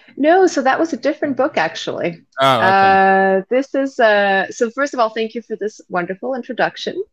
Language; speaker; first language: English; non-native, fluent; French